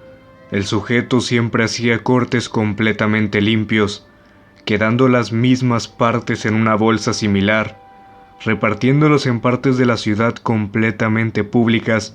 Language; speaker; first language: Spanish; native; Spanish